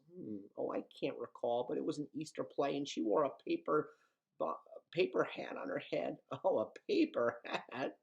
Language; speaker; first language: English; native; English